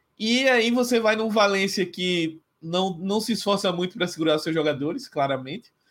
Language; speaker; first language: Portuguese; native; Portuguese